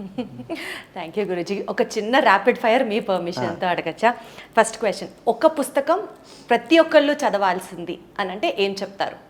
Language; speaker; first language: Telugu; native; Telugu